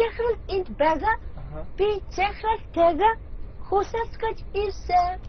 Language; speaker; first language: Mongolian; non-native, learner; Korean